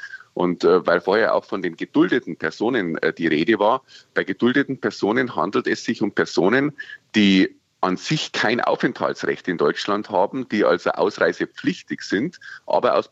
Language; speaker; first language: German; native; German